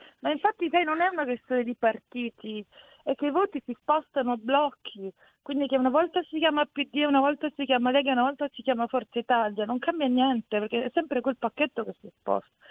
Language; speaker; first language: Italian; native; Italian